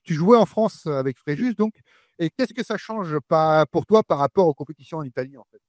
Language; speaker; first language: French; native; French